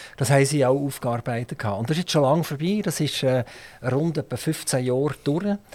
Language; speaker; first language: German; native; German